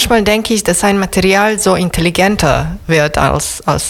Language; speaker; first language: German; non-native, learner; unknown